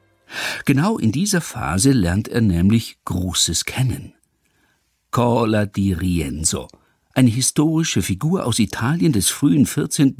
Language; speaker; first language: German; native; German